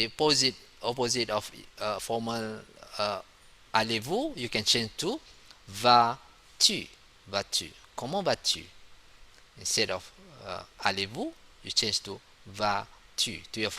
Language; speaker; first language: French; non-native, fluent; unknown